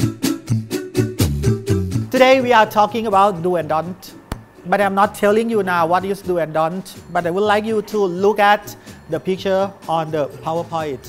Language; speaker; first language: English; non-native, fluent; Thai